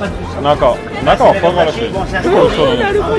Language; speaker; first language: Japanese; non-native, fluent; French